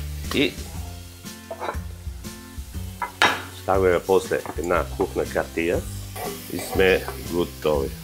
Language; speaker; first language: Bulgarian; non-native, fluent; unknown